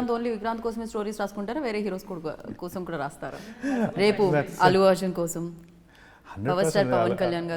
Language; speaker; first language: Telugu; native; Telugu